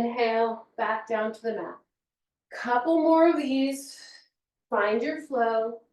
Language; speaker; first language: English; native; English